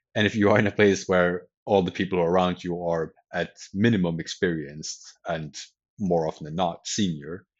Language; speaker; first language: English; non-native, fluent; Danish